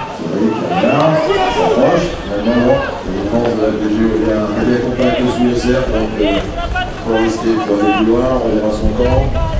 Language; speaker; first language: French; native; French